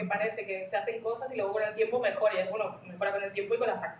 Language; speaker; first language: Spanish; native; Spanish